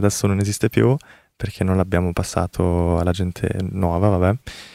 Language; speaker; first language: Italian; early bilingual, other home language; Korean